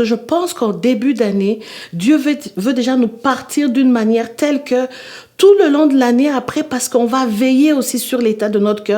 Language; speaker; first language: French; native; French